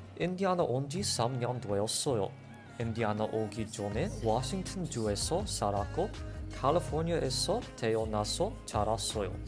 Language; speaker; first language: Korean; non-native, learner; English